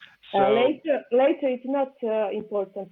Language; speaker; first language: English; non-native, learner; Serbian